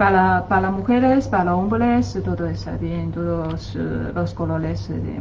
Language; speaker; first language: Spanish; non-native, learner; Chinese